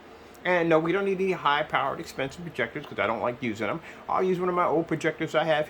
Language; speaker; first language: English; native; English